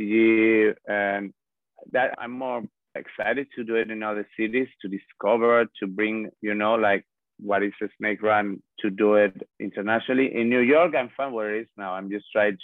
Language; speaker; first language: English; non-native, fluent; Spanish